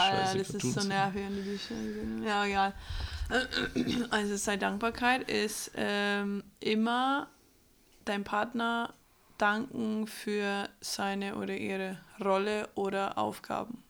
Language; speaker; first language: German; non-native, fluent; English